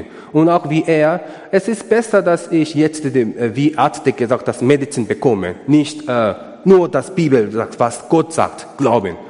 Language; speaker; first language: German; non-native, learner; Korean